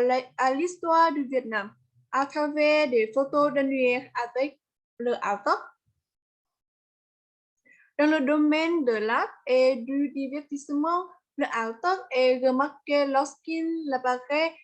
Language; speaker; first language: French; non-native, learner; Vietnamese